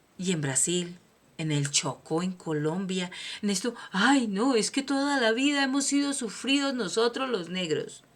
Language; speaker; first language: Spanish; native; Spanish